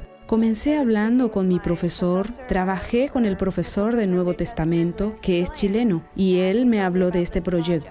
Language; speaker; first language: Spanish; non-native, fluent; English